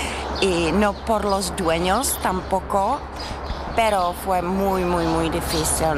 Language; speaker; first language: Spanish; non-native, learner; Czech